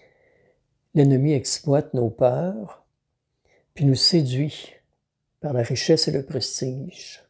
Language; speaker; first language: French; native; French